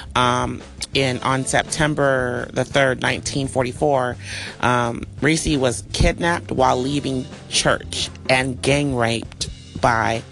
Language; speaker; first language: English; early bilingual, other home language; German